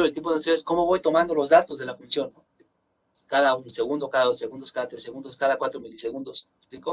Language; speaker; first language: Spanish; native; Spanish